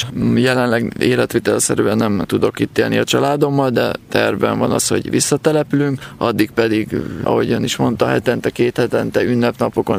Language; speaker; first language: Hungarian; native; Hungarian